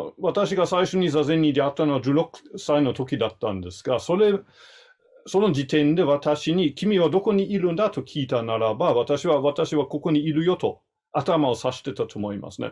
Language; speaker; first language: Japanese; non-native, fluent; German